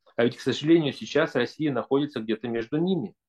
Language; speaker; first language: Russian; native; Russian